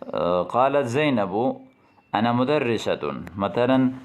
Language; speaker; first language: Arabic; non-native, fluent; Urdu